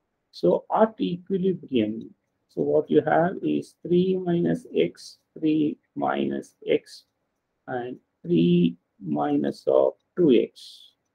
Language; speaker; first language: English; non-native, local second language; Kannada